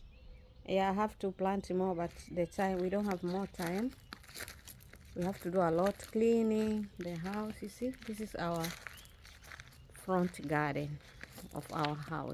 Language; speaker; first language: English; non-native, learner; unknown